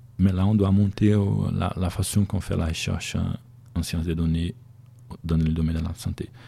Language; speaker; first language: French; non-native, fluent; Portuguese